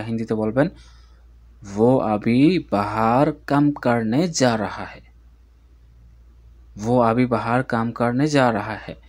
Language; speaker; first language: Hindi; non-native, fluent; Bangla